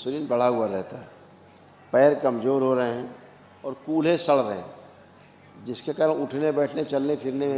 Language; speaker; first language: Hindi; native; Hindi